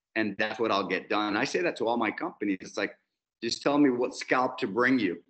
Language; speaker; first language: English; non-native, fluent; Spanish